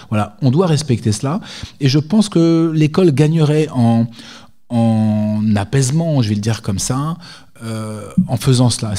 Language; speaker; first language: French; native; French